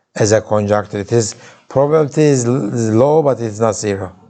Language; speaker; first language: English; non-native, fluent; Turkish